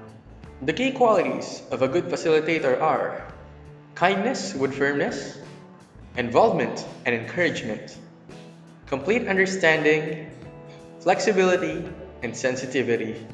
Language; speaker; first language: English; non-native, local second language; Filipino